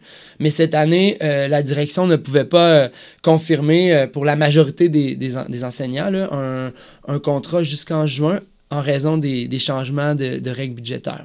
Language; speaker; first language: French; native; French